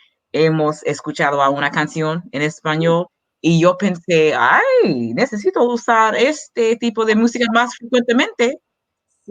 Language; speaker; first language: Spanish; non-native, learner; English